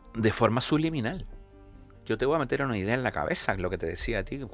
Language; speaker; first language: Spanish; native; Spanish